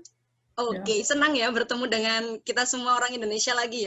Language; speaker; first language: Indonesian; native; Indonesian